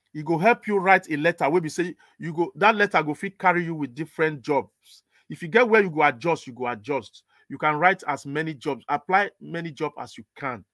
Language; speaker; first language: English; non-native, local second language; Igbo